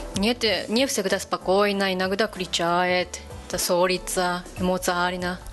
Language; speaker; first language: Russian; non-native, fluent; Japanese